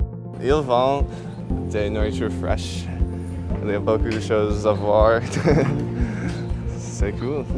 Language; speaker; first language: French; non-native, learner; English